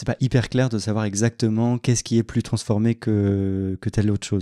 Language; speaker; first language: French; native; French